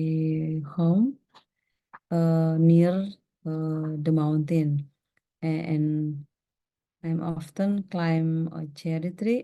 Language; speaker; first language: English; non-native, learner; Indonesian